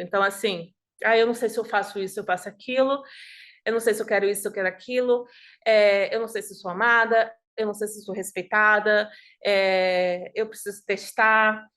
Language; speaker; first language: Portuguese; native; Portuguese